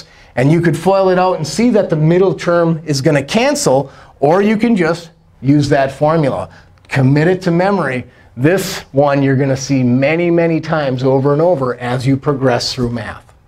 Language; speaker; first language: English; native; English